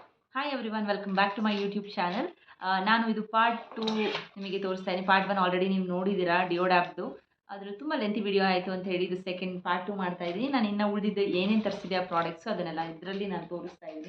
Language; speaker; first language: Kannada; native; Kannada